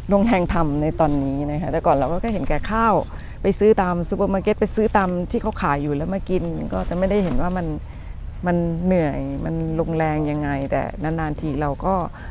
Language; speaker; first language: Thai; native; Thai